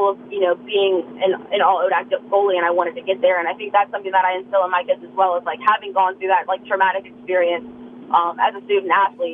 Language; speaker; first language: English; native; English